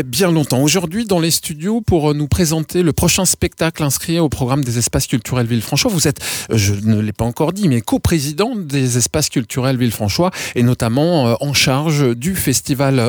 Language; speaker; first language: French; native; French